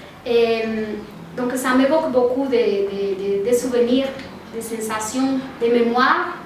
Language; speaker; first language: French; non-native, learner; Spanish